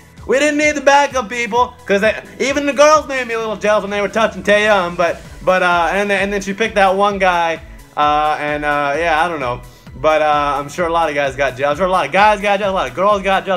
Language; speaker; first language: English; native; English